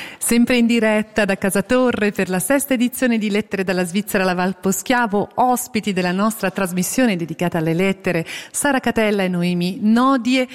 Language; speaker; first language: Italian; native; Italian